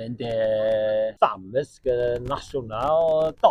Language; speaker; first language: Norwegian; non-native, learner; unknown